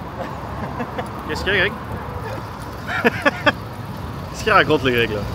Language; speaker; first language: French; native; French